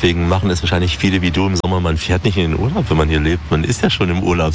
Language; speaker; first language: German; native; German